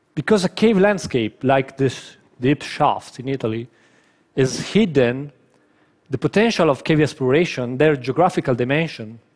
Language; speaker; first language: English; non-native, fluent; Italian